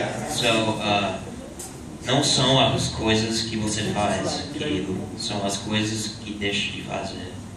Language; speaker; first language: Portuguese; non-native, learner; English